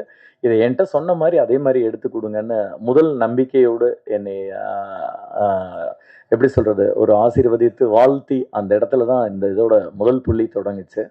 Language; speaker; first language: Tamil; native; Tamil